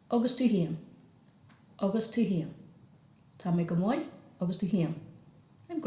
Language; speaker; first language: Irish; non-native, fluent; English